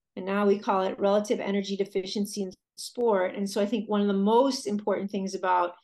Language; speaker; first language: English; native; English